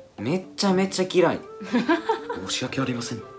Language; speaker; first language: Japanese; non-native, learner; Finnish